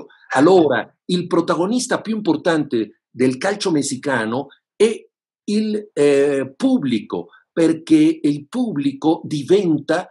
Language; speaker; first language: Italian; non-native, fluent; Spanish